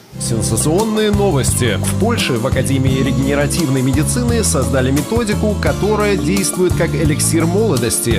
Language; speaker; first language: Russian; native; Russian